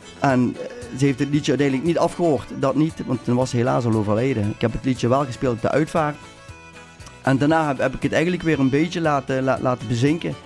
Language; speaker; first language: Dutch; native; Dutch